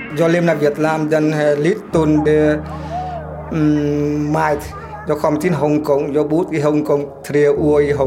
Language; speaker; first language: Swedish; non-native, learner; Vietnamese